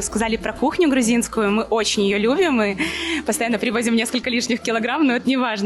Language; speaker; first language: Russian; native; Russian